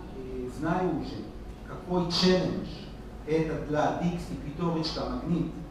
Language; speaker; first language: Russian; non-native, learner; Hebrew